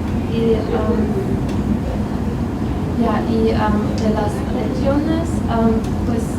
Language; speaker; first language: Spanish; non-native, fluent; German